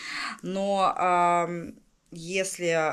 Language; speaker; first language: Russian; native; Russian